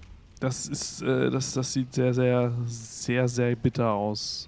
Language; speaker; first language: German; native; German